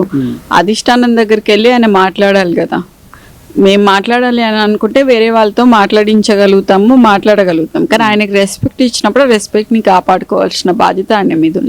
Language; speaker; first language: Telugu; native; Telugu